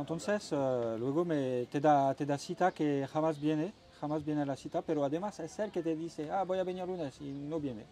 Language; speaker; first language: Spanish; non-native, learner; French